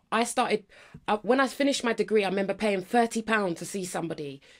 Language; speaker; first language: English; native; English